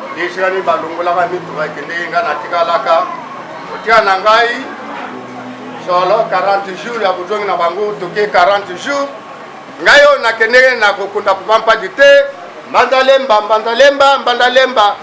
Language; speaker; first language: Lingala; non-native, local second language; Kongo